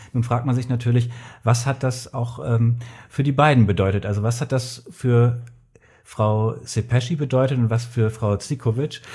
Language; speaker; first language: German; native; German